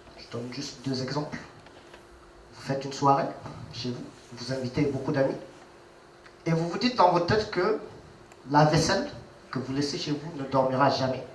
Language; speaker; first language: French; non-native, local second language; Wolof